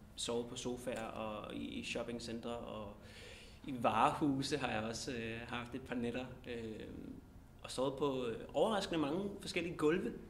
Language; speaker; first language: Danish; native; Danish